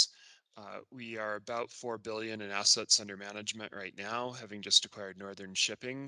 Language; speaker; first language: English; native; English